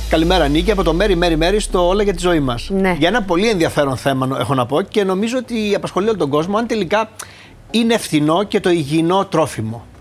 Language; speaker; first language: Greek; native; Greek